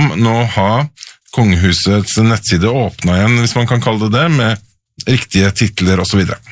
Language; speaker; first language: Norwegian; native; Norwegian